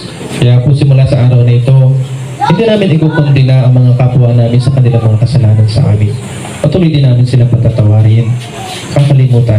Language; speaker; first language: Filipino; native; Filipino